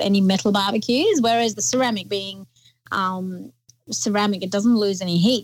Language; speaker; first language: English; non-native, local second language; Nepali